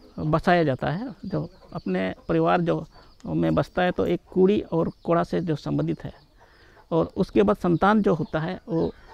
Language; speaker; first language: Hindi; non-native, local second language; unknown